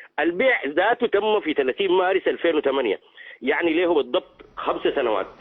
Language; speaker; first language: Arabic; native; Arabic